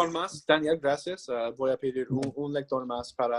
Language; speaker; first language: Spanish; non-native, fluent; English